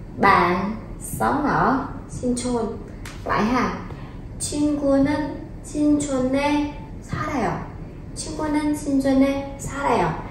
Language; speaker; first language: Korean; non-native, fluent; Vietnamese